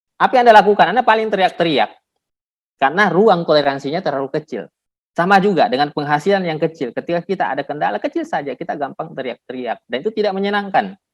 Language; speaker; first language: Indonesian; non-native, local second language; Buginese